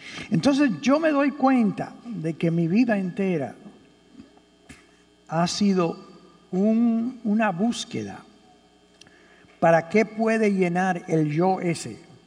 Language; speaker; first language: Spanish; early bilingual, heritage; Spanish